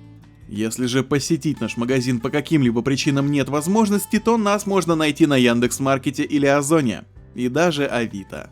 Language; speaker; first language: Russian; native; Russian